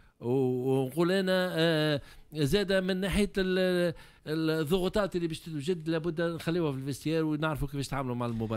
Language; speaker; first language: Arabic; native; Arabic